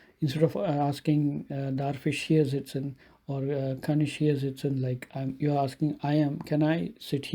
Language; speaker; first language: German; non-native, fluent; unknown